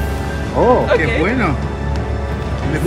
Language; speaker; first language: Spanish; non-native, learner; English